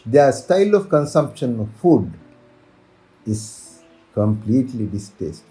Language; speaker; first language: English; non-native, local second language; Sinhala